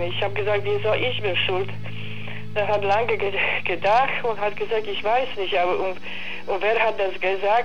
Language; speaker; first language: German; non-native, learner; Polish